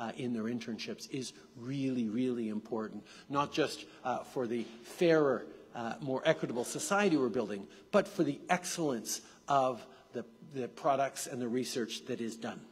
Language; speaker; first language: English; native; English